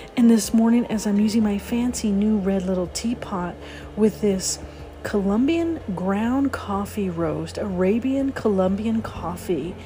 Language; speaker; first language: English; native; English